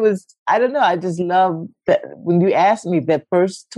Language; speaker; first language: English; native; English